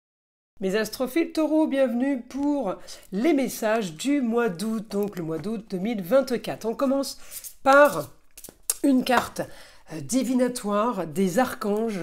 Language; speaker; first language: French; native; French